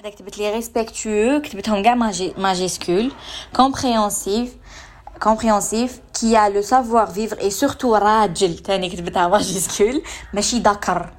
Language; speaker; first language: French; non-native, local second language; Arabic